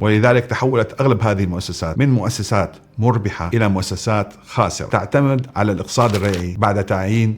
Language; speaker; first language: Arabic; native; Arabic